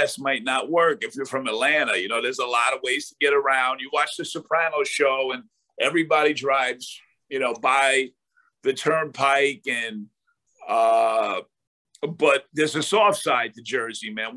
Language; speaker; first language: English; native; English